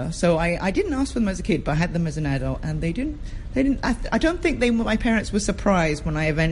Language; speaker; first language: English; native; English